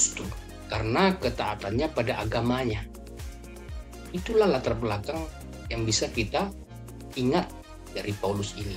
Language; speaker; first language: Indonesian; native; Indonesian